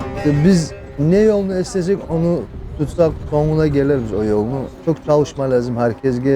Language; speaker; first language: Turkish; non-native, learner; Kumyk